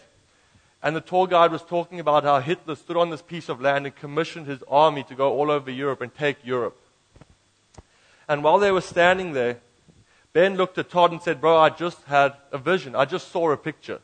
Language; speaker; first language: English; native; English